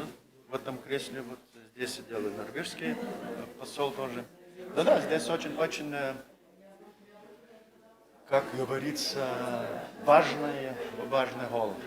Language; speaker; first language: Russian; non-native, fluent; Lithuanian